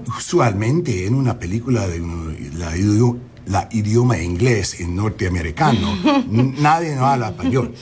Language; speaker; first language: Spanish; non-native, learner; English